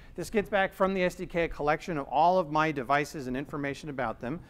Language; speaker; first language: English; native; English